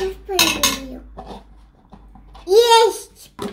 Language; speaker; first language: Russian; early bilingual, heritage; Russian